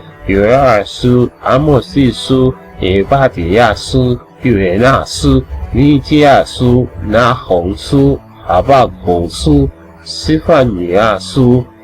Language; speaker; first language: Chinese; non-native, learner; English